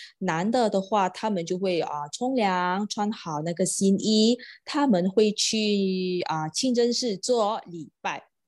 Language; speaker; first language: Chinese; non-native, local second language; Malay